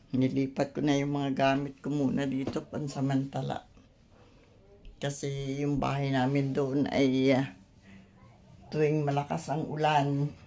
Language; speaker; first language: Filipino; non-native, local second language; Masbatenyo